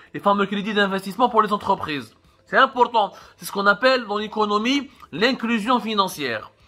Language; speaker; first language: French; non-native, local second language; Arabic